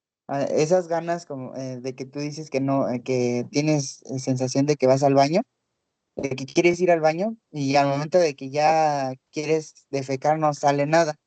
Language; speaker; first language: Spanish; native; Spanish